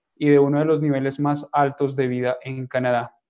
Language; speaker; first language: Spanish; native; Spanish